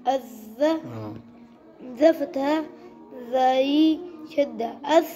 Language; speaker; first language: Arabic; non-native, learner; Urdu